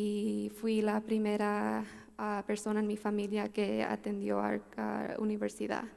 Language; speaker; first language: Spanish; early bilingual, heritage; Spanish